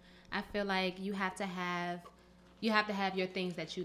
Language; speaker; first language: English; native; English